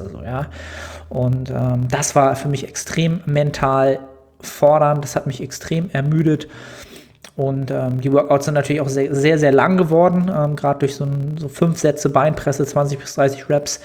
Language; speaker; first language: German; native; German